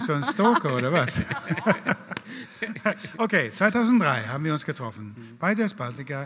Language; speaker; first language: German; non-native, fluent; Swedish